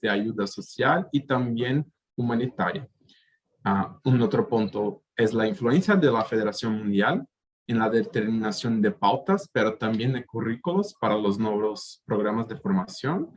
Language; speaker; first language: Spanish; native; Spanish